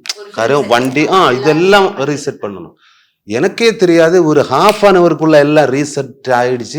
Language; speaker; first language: Tamil; non-native, learner; Malayalam